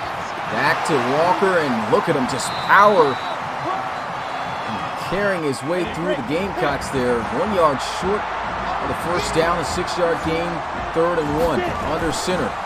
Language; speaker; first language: English; native; English